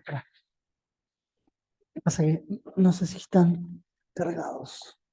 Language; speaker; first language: Spanish; native; Spanish